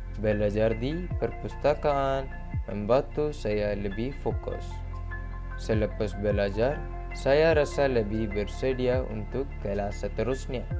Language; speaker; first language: Malay; non-native, learner; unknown